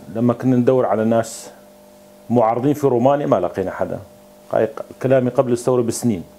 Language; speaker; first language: Arabic; non-native, local second language; Kurdish